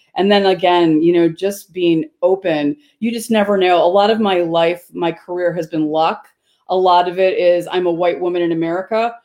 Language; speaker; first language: English; native; English